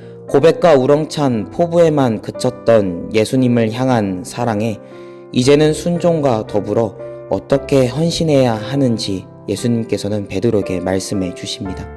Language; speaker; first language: Korean; native; Korean